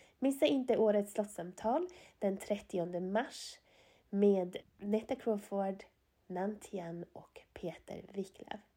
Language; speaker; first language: Swedish; native; Swedish